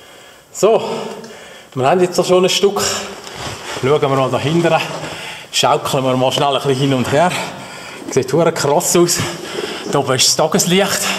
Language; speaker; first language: German; native; German